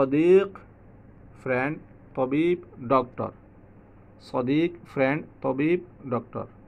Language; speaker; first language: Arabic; non-native, fluent; Bangla